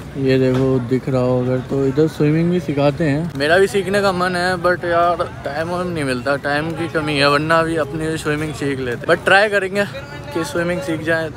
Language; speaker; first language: Hindi; native; Hindi